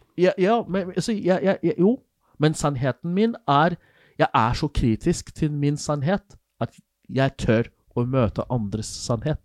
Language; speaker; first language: Norwegian; non-native, fluent; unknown